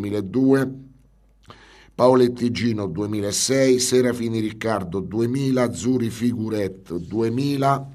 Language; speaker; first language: Italian; native; Italian